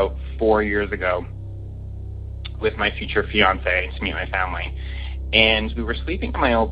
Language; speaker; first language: English; native; English